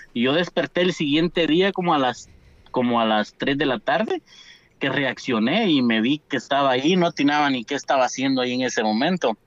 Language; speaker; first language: Spanish; native; Spanish